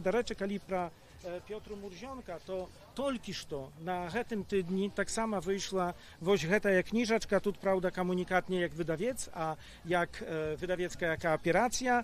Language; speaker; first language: Polish; non-native, local second language; Belarusian